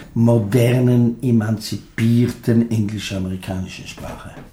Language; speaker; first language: German; non-native, local second language; Ladin